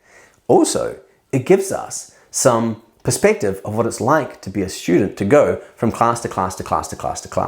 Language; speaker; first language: English; native; English